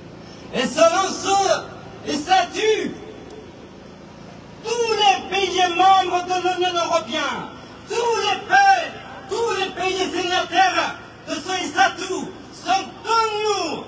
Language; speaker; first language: French; non-native, fluent; Persian